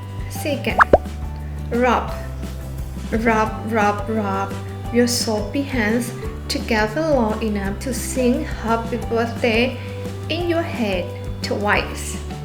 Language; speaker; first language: English; non-native, fluent; Thai